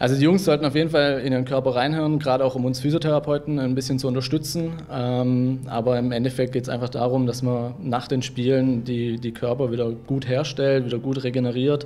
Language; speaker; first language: German; native; German